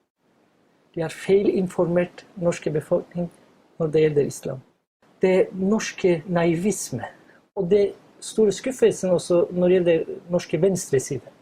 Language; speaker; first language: Norwegian; non-native, fluent; Turkish